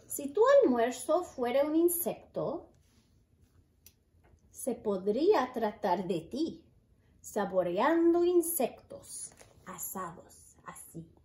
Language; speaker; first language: Spanish; early bilingual, heritage; Spanish